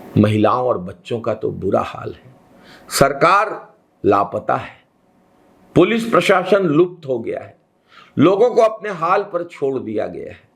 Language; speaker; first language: Hindi; native; Hindi